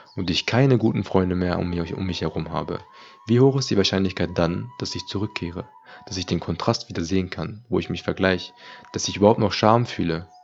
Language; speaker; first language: German; early bilingual, other home language; Turkish